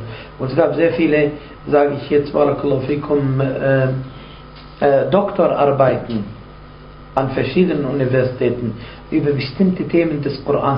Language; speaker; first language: German; non-native, fluent; Arabic